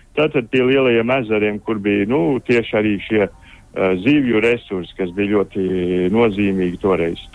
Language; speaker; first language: Latvian; native; Latvian